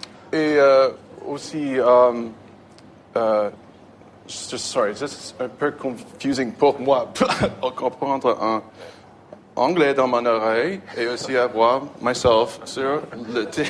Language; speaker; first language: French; non-native, learner; English